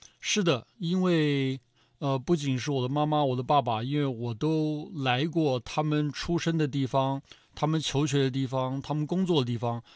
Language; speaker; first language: Chinese; native; Chinese